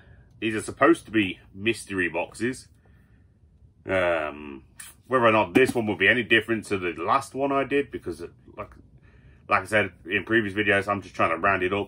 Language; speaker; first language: English; native; English